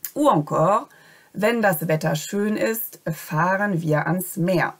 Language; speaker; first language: German; non-native, fluent; French